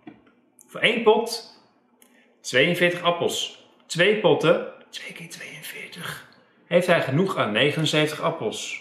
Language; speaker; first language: Dutch; native; Dutch